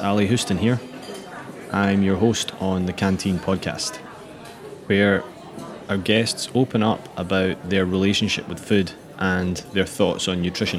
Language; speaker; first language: English; native; English